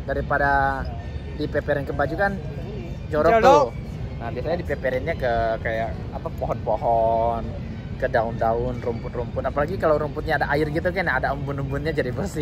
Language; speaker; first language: Indonesian; native; Indonesian